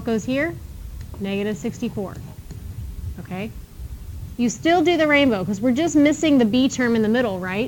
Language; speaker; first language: English; native; English